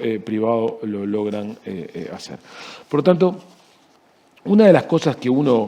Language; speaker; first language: Spanish; native; Spanish